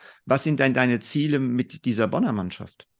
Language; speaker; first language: German; native; German